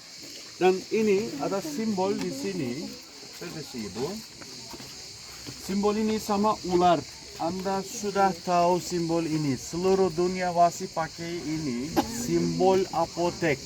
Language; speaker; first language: Indonesian; non-native, learner; Turkish